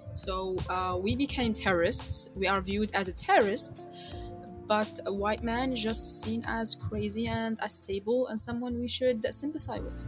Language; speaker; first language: English; non-native, fluent; Arabic